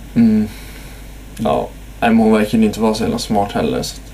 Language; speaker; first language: Swedish; native; Swedish